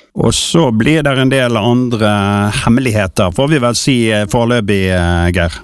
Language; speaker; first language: Norwegian; native; Norwegian